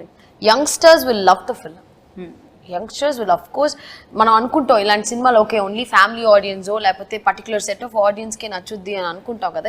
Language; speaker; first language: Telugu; non-native, local second language; Tamil